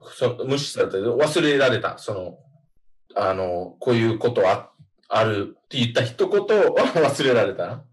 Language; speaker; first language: Japanese; non-native, fluent; English